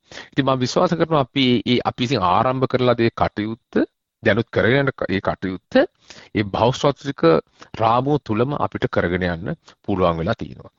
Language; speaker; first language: Sinhala; native; Sinhala